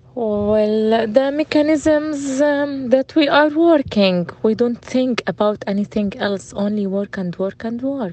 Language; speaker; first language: English; non-native, fluent; Arabic